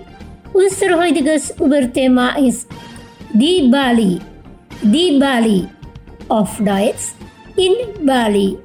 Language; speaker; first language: German; non-native, fluent; Indonesian